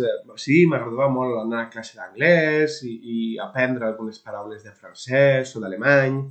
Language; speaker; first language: Catalan; non-native, local second language; Spanish